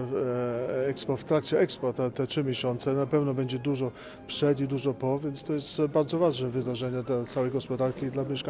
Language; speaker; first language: Polish; early bilingual, heritage; Polish